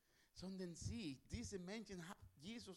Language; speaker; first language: German; non-native, learner; Spanish